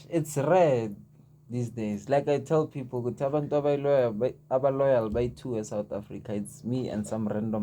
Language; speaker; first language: English; non-native, local second language; Zulu